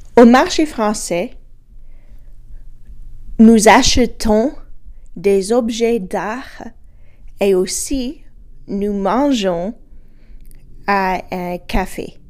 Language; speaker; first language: French; non-native, fluent; English